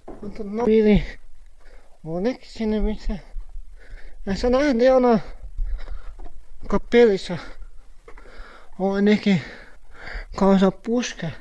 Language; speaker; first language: English; non-native, learner; Croatian